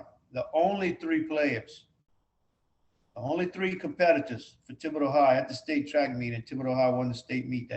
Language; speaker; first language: English; native; English